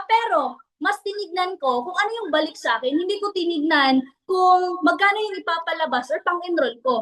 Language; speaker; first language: Filipino; non-native, local second language; Cebuano